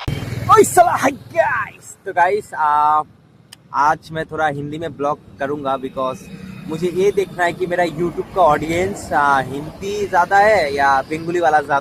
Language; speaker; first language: Hindi; non-native, local second language; Bangla